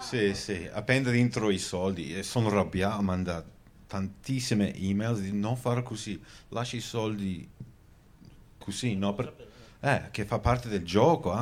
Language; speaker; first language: Italian; early bilingual, heritage; Venetian